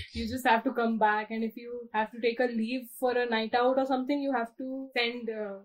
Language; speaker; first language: English; non-native, local second language; Hindi